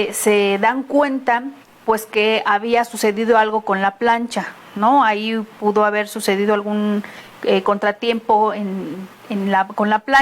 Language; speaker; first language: Spanish; native; Spanish